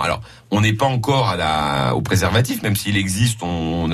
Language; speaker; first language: French; native; French